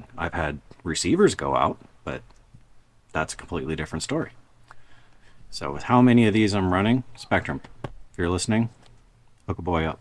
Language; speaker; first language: English; native; English